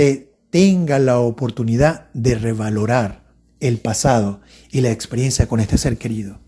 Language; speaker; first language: Spanish; native; Spanish